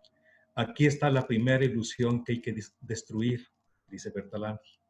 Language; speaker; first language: Spanish; native; Spanish